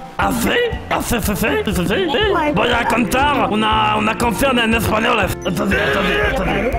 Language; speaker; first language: Spanish; non-native, learner; French